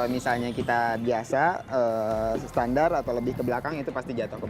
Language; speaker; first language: Indonesian; native; Indonesian